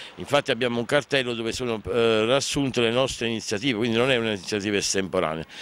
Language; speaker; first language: Italian; native; Italian